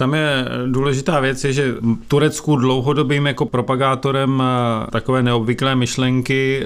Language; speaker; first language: Czech; native; Czech